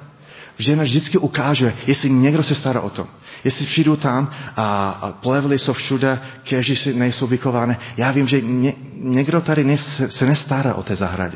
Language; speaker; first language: Czech; non-native, learner; English